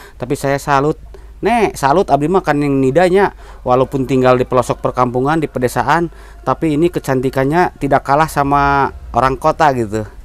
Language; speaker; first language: Indonesian; non-native, local second language; Sundanese